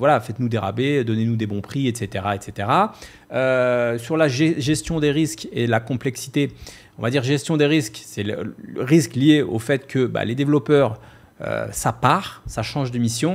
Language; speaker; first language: French; native; French